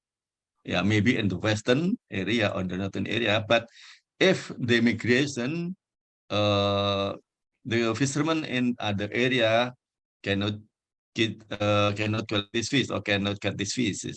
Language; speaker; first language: English; non-native, fluent; Indonesian